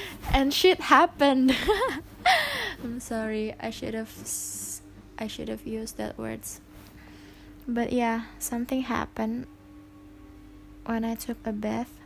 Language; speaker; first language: English; non-native, fluent; Indonesian